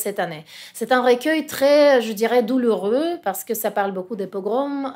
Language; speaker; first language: French; non-native, fluent; Russian